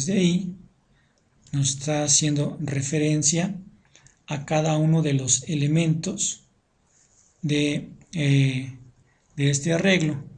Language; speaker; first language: Spanish; native; Spanish